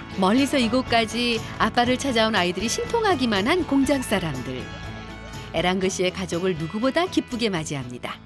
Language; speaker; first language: Korean; native; Korean